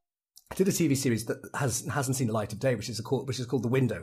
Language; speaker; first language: English; native; English